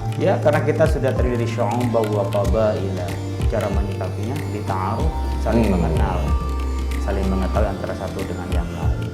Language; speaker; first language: Indonesian; non-native, local second language; Madurese